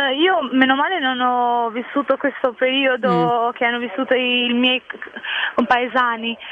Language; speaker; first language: Italian; non-native, fluent; Albanian